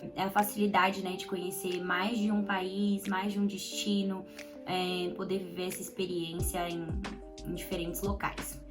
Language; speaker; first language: Portuguese; native; Portuguese